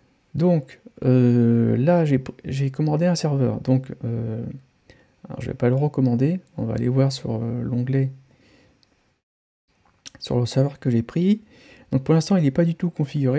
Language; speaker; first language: French; native; French